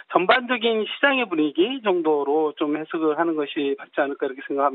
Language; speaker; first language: Korean; native; Korean